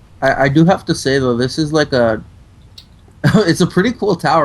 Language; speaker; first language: English; native; English